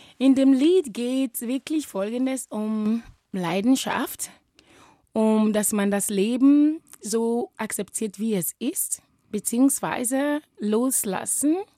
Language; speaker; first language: German; non-native, fluent; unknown